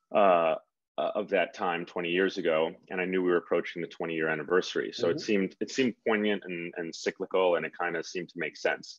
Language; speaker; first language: English; native; English